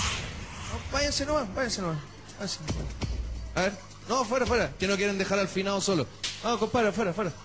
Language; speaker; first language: Spanish; native; Spanish